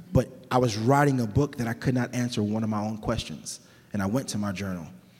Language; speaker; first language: English; native; English